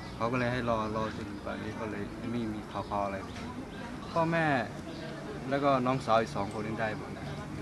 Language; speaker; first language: Thai; non-native, local second language; Lahu